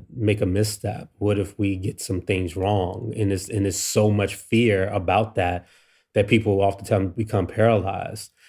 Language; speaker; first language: English; native; English